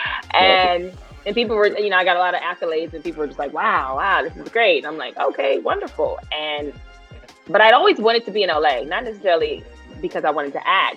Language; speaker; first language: English; native; English